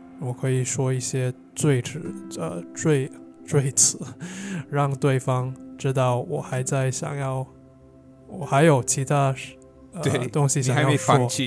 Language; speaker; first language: Chinese; non-native, fluent; English